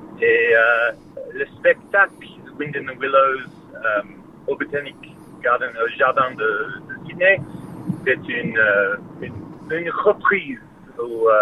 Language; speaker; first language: French; non-native, fluent; English